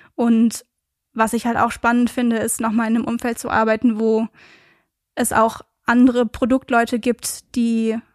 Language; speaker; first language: German; native; German